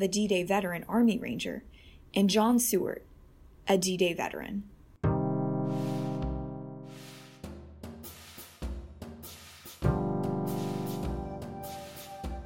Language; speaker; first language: English; native; English